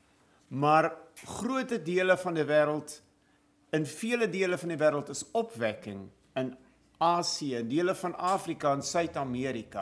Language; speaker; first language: Dutch; non-native, fluent; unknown